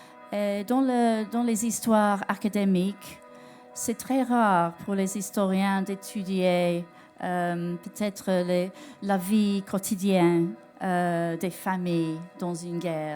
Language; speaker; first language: French; non-native, learner; English